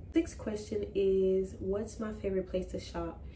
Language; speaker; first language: English; native; English